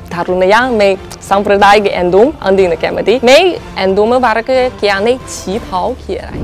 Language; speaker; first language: Sinhala; non-native, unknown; Chinese